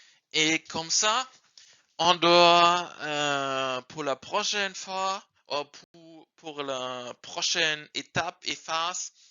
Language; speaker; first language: French; non-native, learner; German